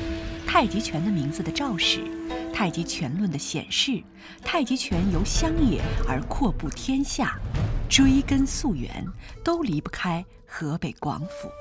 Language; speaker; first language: Chinese; native; Chinese